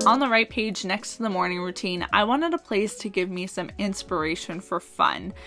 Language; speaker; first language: English; native; English